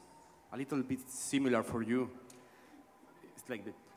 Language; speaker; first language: English; non-native, learner; Spanish